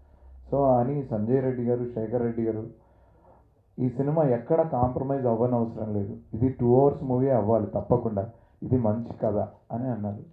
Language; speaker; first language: Telugu; native; Telugu